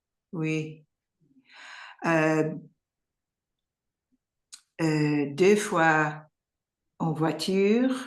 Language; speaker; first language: French; non-native, learner; English